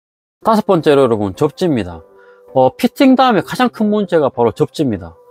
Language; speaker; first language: Korean; native; Korean